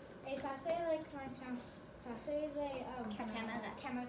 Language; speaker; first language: French; non-native, learner; English